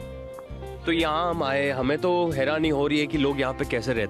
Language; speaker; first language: Hindi; native; Hindi